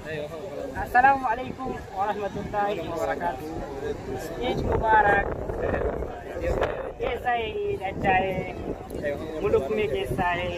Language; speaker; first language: Hindi; non-native, learner; Oromo